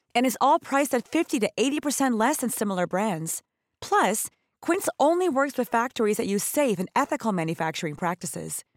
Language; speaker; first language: English; native; English